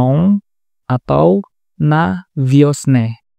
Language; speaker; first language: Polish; non-native, learner; Indonesian